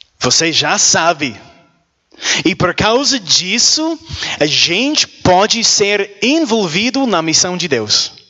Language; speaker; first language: Portuguese; non-native, learner; English